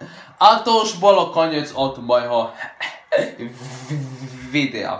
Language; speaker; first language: Slovak; early bilingual, heritage; Slovak